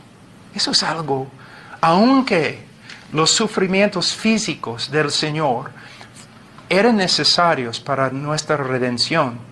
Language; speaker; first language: Spanish; non-native, fluent; English